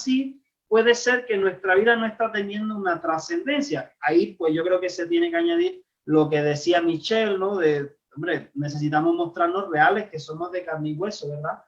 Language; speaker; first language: Spanish; native; Spanish